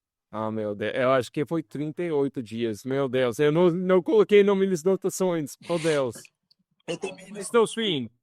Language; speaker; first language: Portuguese; non-native, fluent; English